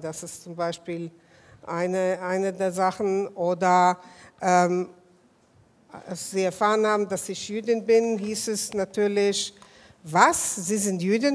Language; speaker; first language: German; non-native, fluent; Hebrew